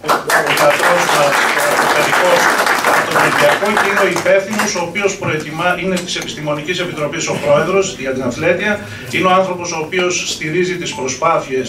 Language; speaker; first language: Greek; native; Greek